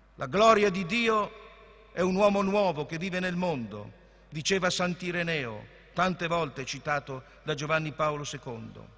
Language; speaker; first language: Italian; native; Italian